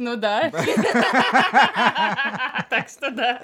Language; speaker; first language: Russian; native; Russian